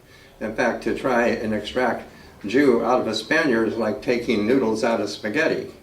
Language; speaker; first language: English; native; English